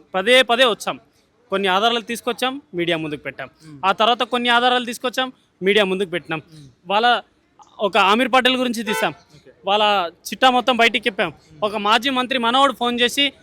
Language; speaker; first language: Telugu; non-native, local second language; Lambadi